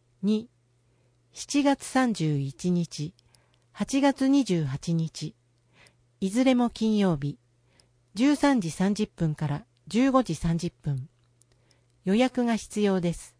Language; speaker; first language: Japanese; native; Japanese